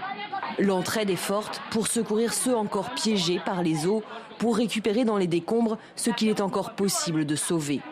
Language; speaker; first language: French; native; French